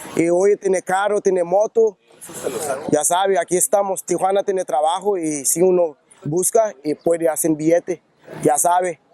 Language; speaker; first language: Spanish; non-native, learner; Haitian Creole